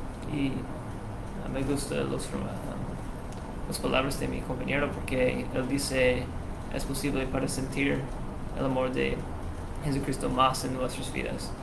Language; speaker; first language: Spanish; non-native, learner; English